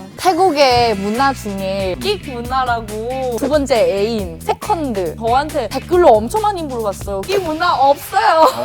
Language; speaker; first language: Korean; non-native, fluent; Thai